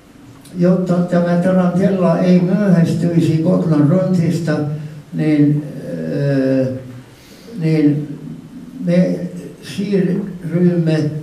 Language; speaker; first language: Finnish; non-native, local second language; Swedish